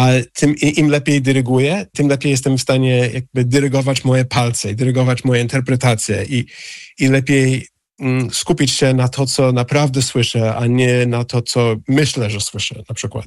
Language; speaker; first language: Polish; non-native, fluent; English